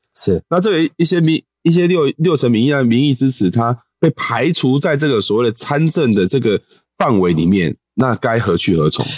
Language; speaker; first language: Chinese; native; Chinese